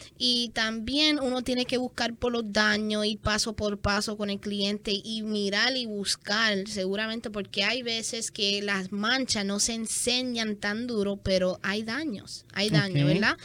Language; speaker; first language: Spanish; native; Spanish